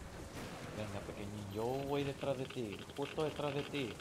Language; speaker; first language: Spanish; native; Spanish